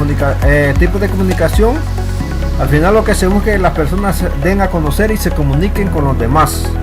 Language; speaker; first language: Spanish; native; Spanish